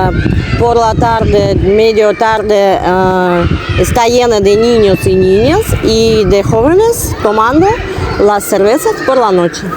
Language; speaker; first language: Spanish; non-native, learner; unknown